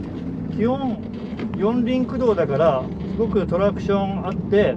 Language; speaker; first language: Japanese; native; Japanese